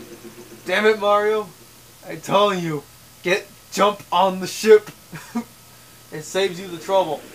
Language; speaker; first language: English; native; English